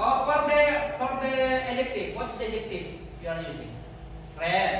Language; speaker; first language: English; non-native, learner; Indonesian